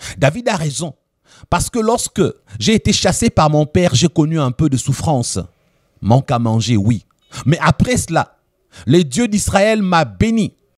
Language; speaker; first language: French; non-native, local second language; Lingala